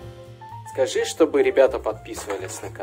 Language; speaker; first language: Russian; native; Russian